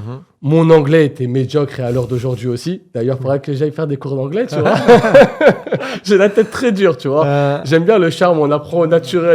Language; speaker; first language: French; native; French